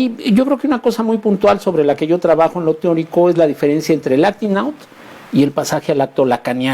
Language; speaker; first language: Spanish; native; Spanish